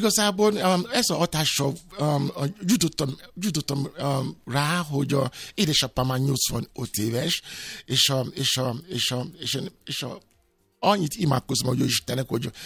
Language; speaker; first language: Hungarian; non-native, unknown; Yoruba